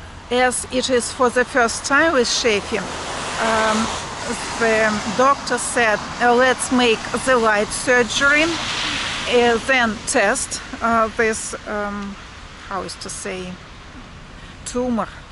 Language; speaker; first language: English; non-native, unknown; Russian